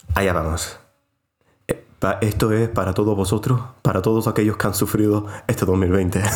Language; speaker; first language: Spanish; non-native, local second language; Catalan